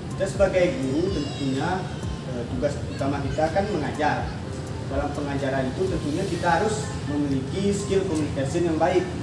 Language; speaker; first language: Indonesian; native; Indonesian